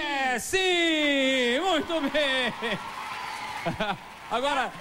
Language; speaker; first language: Spanish; non-native, learner; Portuguese